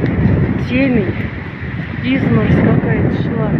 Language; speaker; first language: Russian; native; Russian